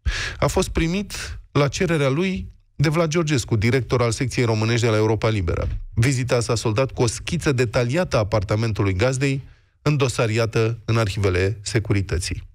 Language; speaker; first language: Romanian; native; Romanian